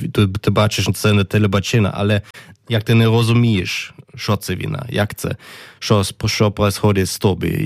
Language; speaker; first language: Ukrainian; non-native, learner; German